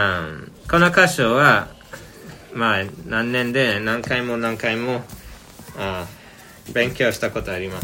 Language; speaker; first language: Japanese; non-native, fluent; English